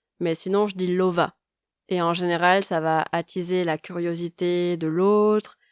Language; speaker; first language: French; native; French